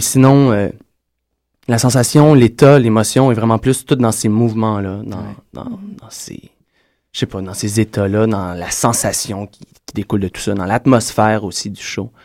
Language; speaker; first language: French; native; French